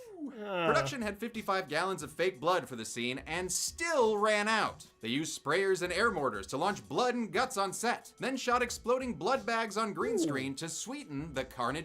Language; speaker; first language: English; native; English